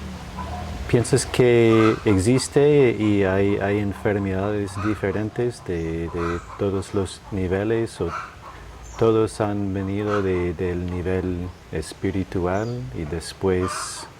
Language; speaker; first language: Spanish; non-native, fluent; English